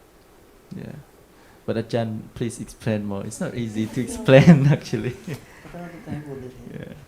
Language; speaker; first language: English; non-native, learner; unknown